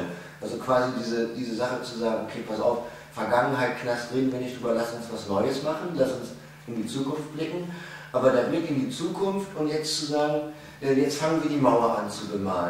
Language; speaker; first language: German; native; German